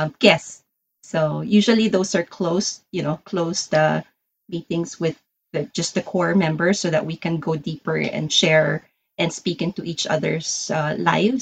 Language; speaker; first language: English; non-native, local second language; Filipino